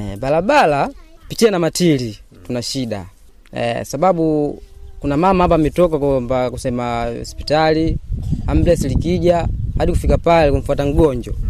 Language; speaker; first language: Swahili; non-native, local second language; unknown